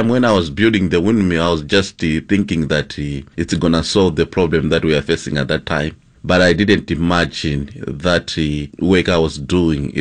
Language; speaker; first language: English; non-native, local second language; Nyanja